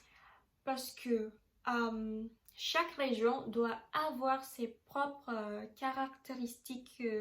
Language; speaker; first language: French; non-native, learner; Indonesian